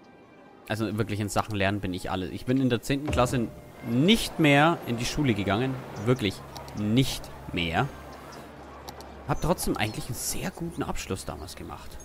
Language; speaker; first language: German; native; German